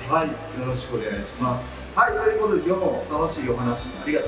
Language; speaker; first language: Japanese; native; Japanese